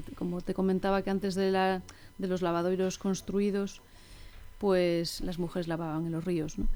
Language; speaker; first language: Spanish; native; Spanish